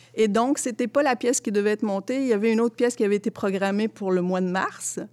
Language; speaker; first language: French; early bilingual, other home language; Arabic